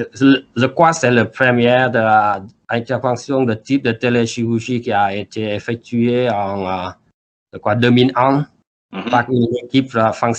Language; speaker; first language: French; non-native, learner; Vietnamese